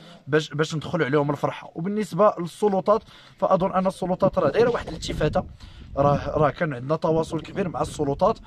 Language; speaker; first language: Arabic; native; Arabic